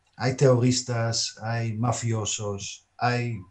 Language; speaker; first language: Spanish; non-native, fluent; Dutch